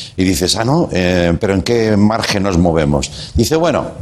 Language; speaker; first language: Spanish; native; Spanish